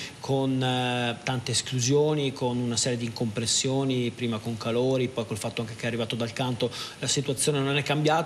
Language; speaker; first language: Italian; native; Italian